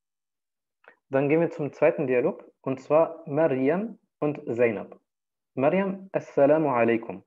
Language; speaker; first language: German; early bilingual, other home language; Turkish